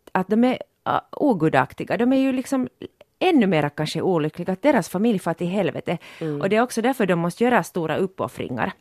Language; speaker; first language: Swedish; non-native, local second language; Finnish